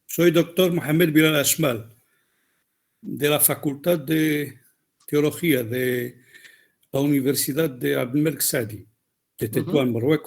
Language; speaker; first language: Spanish; non-native, fluent; Arabic